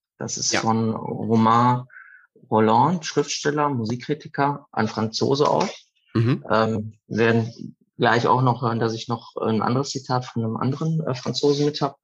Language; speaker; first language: German; early bilingual, other home language; Italian